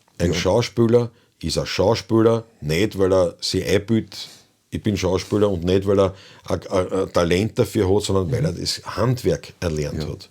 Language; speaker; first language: German; native; German